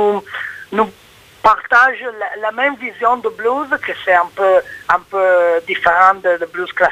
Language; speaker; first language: French; non-native, learner; Italian